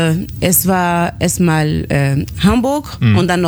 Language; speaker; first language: German; non-native, fluent; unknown